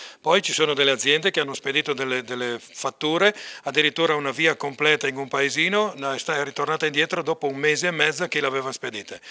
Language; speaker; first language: Italian; native; Italian